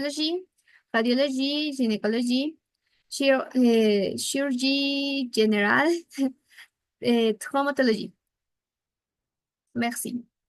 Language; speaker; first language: French; non-native, learner; Spanish